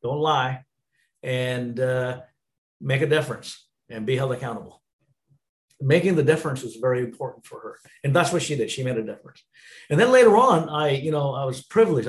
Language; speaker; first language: English; non-native, local second language; Tamil